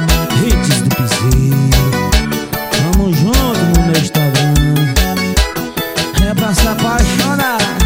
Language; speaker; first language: Portuguese; native; Portuguese